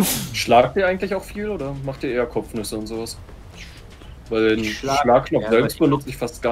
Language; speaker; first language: German; native; German